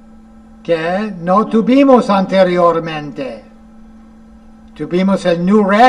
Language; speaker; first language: Spanish; non-native, fluent; English